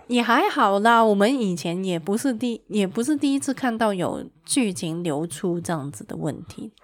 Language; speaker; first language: Chinese; native; Chinese